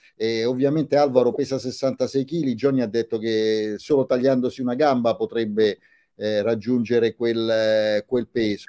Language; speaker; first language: Italian; native; Italian